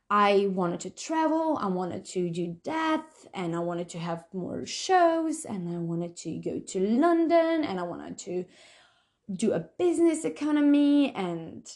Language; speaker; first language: English; non-native, fluent; Slovenian